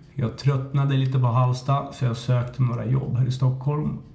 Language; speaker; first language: Swedish; native; Swedish